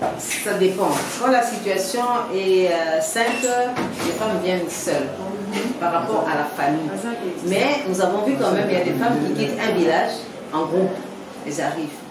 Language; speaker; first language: French; non-native, local second language; Lingala